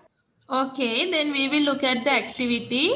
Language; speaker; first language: English; non-native, fluent; Sinhala